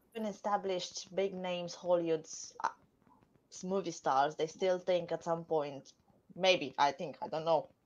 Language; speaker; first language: English; non-native, fluent; Romanian